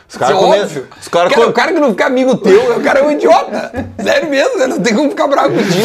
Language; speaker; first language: Portuguese; native; Portuguese